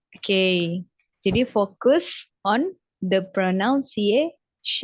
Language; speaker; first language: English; non-native, fluent; Javanese